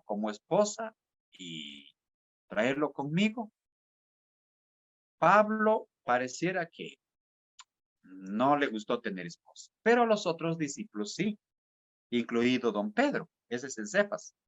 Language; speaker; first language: Spanish; native; Spanish